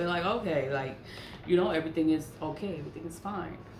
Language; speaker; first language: English; native; English